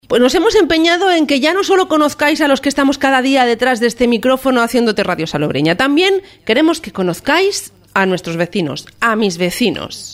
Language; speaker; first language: Spanish; native; Spanish